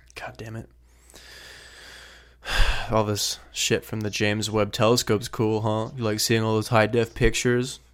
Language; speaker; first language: English; native; English